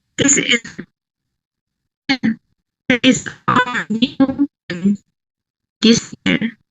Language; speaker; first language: English; non-native, learner; Thai